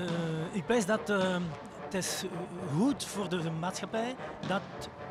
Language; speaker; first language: Dutch; non-native, local second language; French